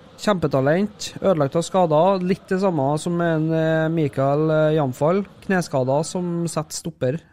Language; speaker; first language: Norwegian; native; Norwegian